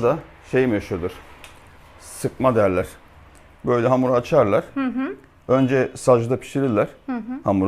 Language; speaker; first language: Turkish; native; Turkish